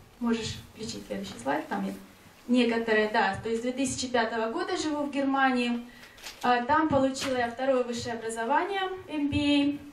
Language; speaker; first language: Russian; native; Russian